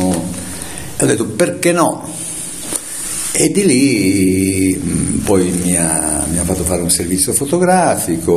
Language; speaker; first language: Italian; native; Italian